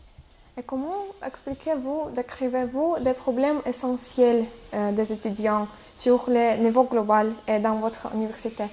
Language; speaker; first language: French; non-native, fluent; Russian